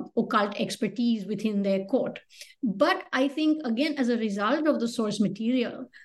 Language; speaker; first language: English; non-native, local second language; Hindi